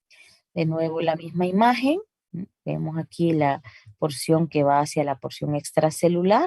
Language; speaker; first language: Spanish; native; Spanish